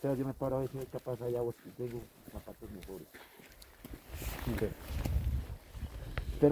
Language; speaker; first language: Spanish; native; Spanish